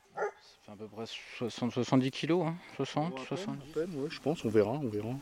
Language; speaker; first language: French; native; French